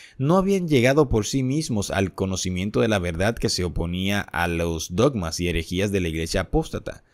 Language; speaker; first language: Spanish; native; Spanish